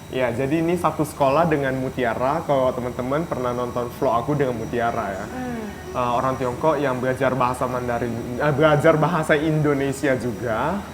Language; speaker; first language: Indonesian; native; Indonesian